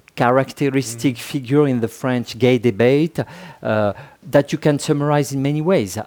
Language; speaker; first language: English; non-native, fluent; French